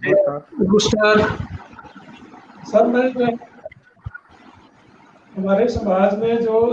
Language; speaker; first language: Hindi; native; Hindi